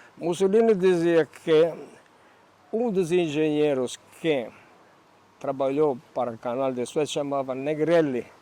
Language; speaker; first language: Portuguese; non-native, fluent; Albanian